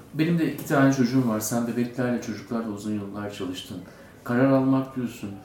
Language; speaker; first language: Turkish; native; Turkish